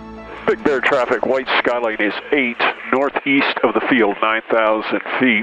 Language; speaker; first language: English; native; English